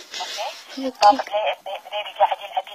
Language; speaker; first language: Arabic; non-native, learner; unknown